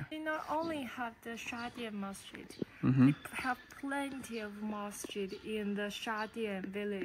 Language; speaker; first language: English; non-native, fluent; Chinese